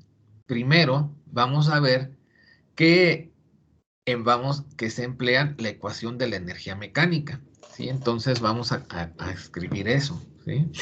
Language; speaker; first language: Spanish; native; Spanish